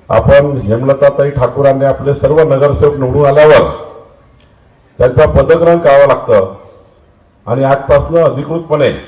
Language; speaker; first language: Marathi; native; Marathi